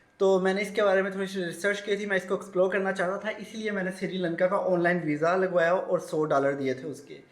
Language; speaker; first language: Urdu; non-native, local second language; Punjabi